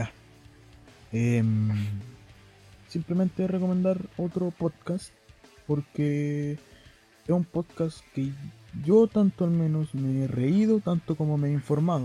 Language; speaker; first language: Spanish; native; Spanish